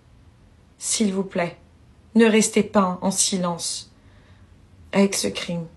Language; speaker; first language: French; early bilingual, other home language; Persian